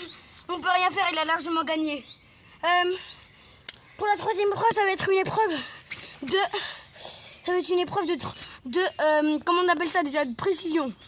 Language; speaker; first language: French; native; French